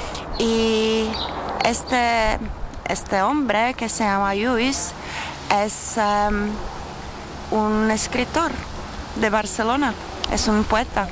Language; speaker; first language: Spanish; non-native, fluent; Czech